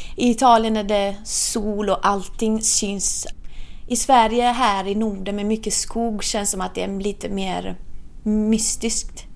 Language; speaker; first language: Swedish; non-native, fluent; Italian